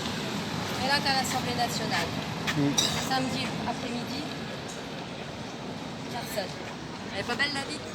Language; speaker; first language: French; native; French